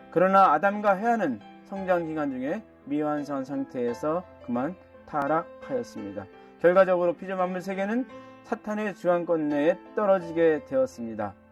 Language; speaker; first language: Korean; native; Korean